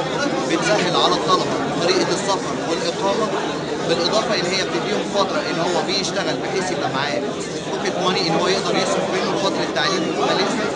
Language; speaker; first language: Arabic; native; Arabic